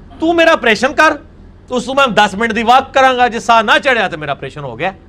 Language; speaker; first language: Urdu; non-native, local second language; Punjabi